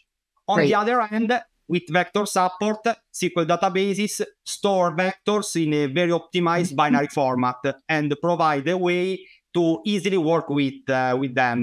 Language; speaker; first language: English; non-native, fluent; Italian